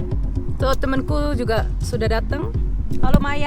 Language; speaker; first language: Indonesian; early bilingual, heritage; Indonesian